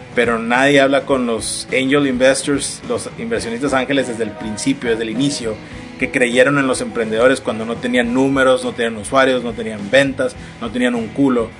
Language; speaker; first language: Spanish; native; Spanish